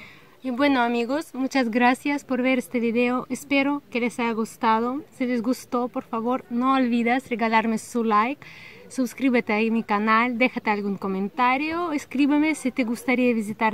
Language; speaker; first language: Spanish; non-native, learner; Russian